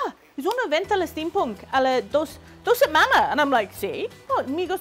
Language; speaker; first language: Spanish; non-native, learner; English